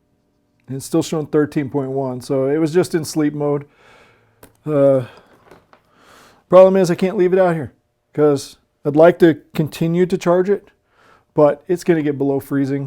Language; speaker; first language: English; native; English